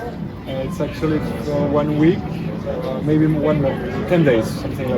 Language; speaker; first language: English; non-native, fluent; French